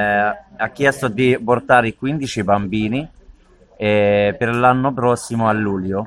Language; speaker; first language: Italian; non-native, learner; Arabic